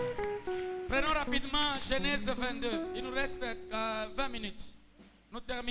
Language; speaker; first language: French; non-native, local second language; Swahili